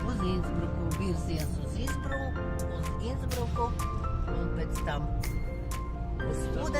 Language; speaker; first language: Latvian; non-native, local second language; Russian